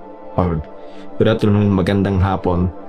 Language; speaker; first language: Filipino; non-native, learner; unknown